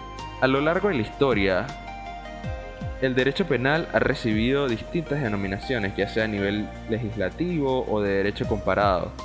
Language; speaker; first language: Spanish; native; Spanish